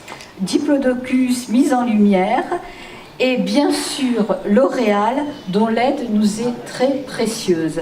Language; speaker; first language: French; native; French